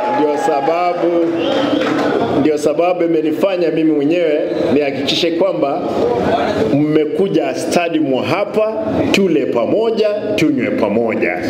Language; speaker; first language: Swahili; non-native, local second language; Gusii